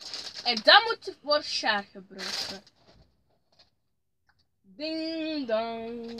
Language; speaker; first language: Dutch; early bilingual, other home language; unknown